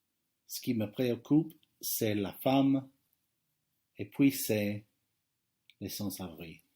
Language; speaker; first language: French; non-native, fluent; English